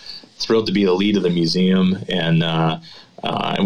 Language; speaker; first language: English; native; English